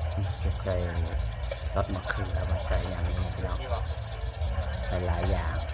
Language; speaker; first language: Thai; non-native, local second language; Northeastern Thai